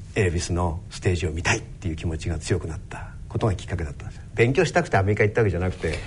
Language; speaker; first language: Japanese; native; Japanese